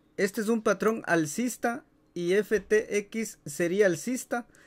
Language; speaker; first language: Spanish; native; Spanish